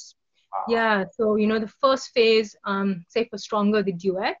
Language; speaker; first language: English; non-native, local second language; Bangla